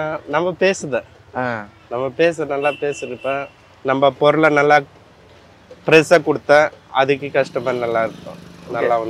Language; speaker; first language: Tamil; non-native, learner; Hindi